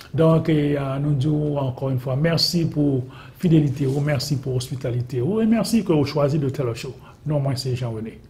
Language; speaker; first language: French; non-native, local second language; Haitian Creole